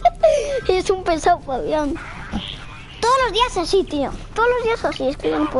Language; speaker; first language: Spanish; native; Spanish